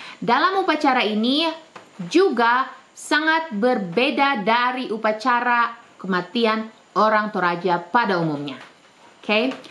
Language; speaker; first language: Indonesian; native; Indonesian